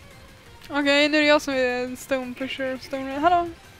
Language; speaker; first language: Swedish; native; Swedish